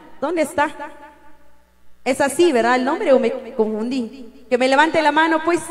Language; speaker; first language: Spanish; native; Spanish